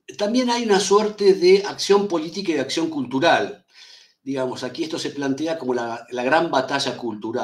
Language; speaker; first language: Spanish; native; Spanish